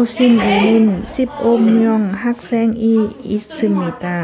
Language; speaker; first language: Korean; non-native, learner; Lao